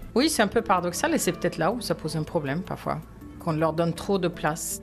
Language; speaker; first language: French; non-native, fluent; Swedish